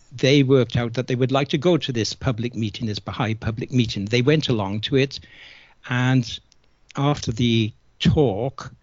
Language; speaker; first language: English; native; English